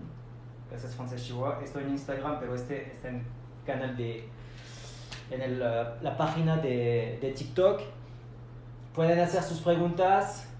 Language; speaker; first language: Spanish; non-native, fluent; French